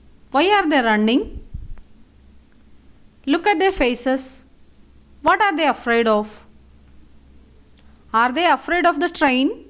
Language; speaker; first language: English; non-native, local second language; Malayalam